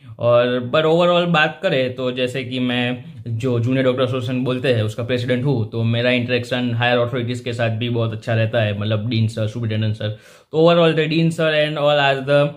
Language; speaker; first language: Hindi; non-native, local second language; Gujarati